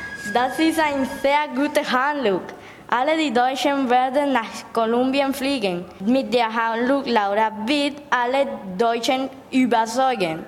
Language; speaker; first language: German; non-native, learner; Spanish